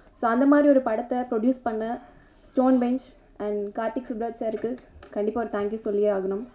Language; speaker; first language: Tamil; native; Tamil